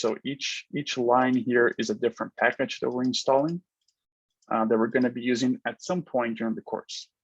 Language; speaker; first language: English; non-native, fluent; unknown